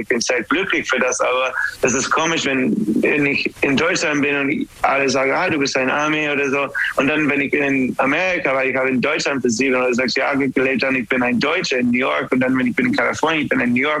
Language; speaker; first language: German; non-native, fluent; English